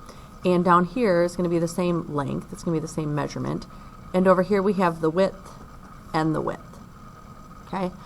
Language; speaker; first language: English; native; English